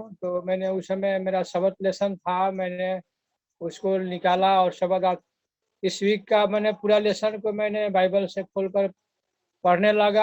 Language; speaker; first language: Hindi; non-native, local second language; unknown